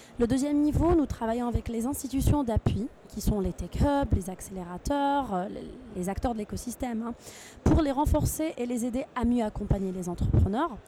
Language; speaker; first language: French; non-native, local second language; Arabic